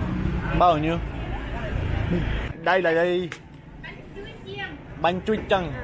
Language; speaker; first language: Vietnamese; non-native, learner; English